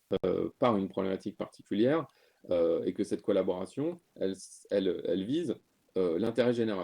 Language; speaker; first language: French; native; French